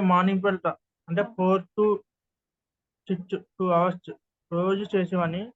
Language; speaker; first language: Telugu; native; Telugu